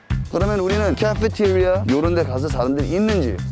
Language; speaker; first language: Korean; early bilingual, heritage; Korean